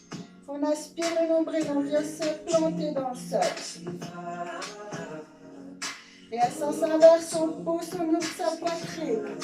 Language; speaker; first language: French; native; French